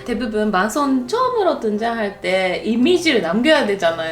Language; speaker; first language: Korean; non-native, fluent; Japanese